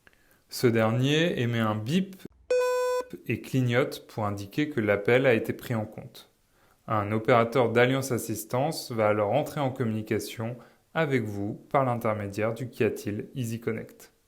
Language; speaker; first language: French; native; French